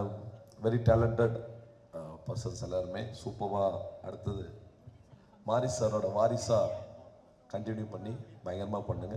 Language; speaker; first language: Tamil; native; Tamil